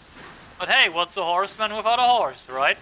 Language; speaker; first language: English; native; English